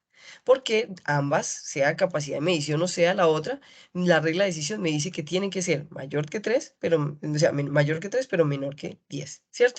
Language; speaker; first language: Spanish; native; Spanish